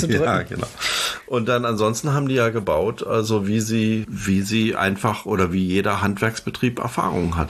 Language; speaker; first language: German; native; German